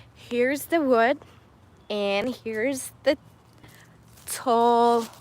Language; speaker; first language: English; non-native, fluent; Persian